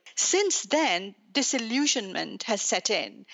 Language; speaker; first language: English; non-native, local second language; Urdu